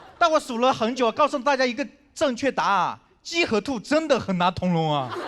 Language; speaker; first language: Chinese; non-native, local second language; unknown